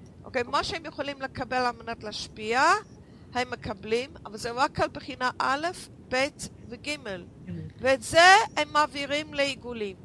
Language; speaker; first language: Hebrew; non-native, fluent; English